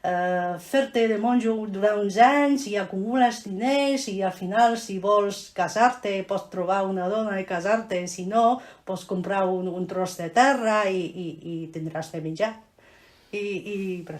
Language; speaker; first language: Catalan; non-native, fluent; Chinese